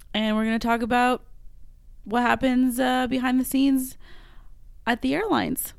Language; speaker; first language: English; non-native, fluent; French